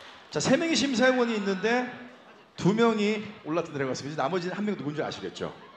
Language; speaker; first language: Korean; native; Korean